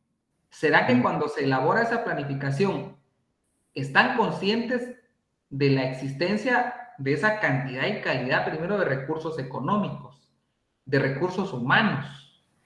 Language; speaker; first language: Spanish; native; Spanish